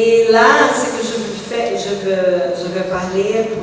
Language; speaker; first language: French; non-native, fluent; Portuguese